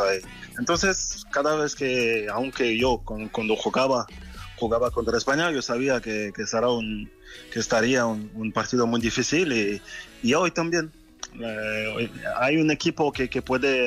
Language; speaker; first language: Spanish; non-native, fluent; French